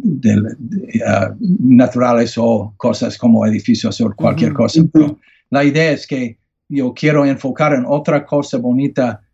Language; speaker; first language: Spanish; non-native, learner; English